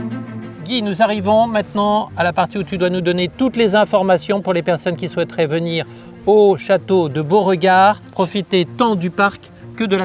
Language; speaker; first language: French; native; French